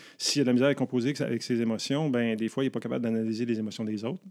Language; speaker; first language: French; native; French